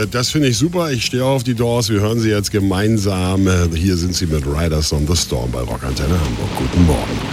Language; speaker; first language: German; native; German